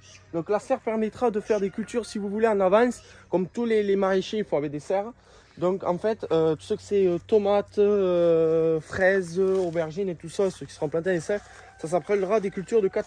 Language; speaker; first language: French; native; French